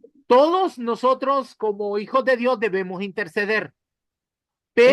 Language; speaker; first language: Spanish; native; Spanish